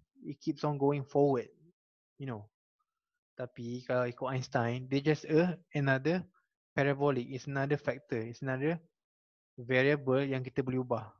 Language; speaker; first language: English; non-native, local second language; Malay